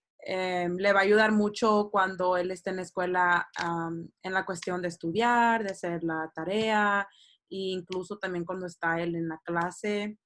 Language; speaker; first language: Spanish; early bilingual, heritage; Spanish